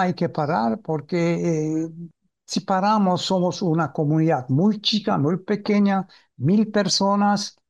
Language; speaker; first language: Spanish; early bilingual, heritage; Ladino